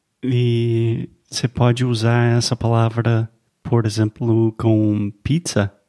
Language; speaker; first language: Portuguese; non-native, fluent; English